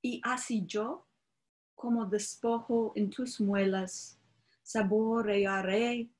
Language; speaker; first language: Spanish; non-native, fluent; English